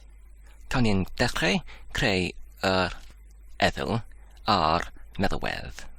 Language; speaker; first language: Welsh; non-native, learner; English